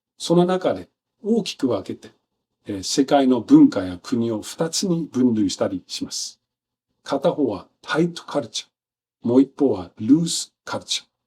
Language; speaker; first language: Japanese; non-native, fluent; Danish